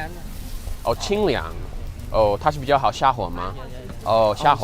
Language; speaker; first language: Chinese; non-native, fluent; English